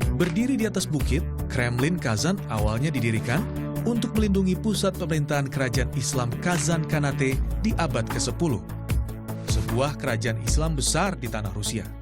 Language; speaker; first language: Indonesian; native; Indonesian